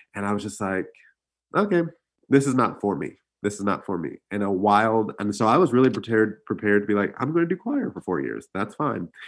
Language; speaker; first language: English; native; English